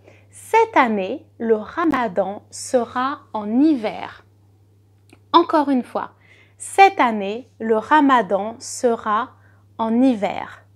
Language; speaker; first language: French; native; French